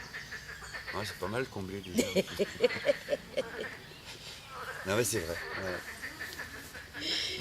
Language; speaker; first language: French; native; French